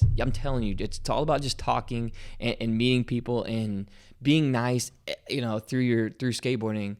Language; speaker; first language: English; native; English